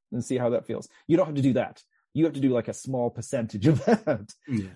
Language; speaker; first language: English; native; English